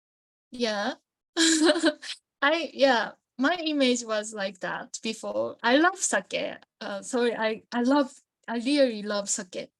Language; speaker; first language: English; non-native, learner; Japanese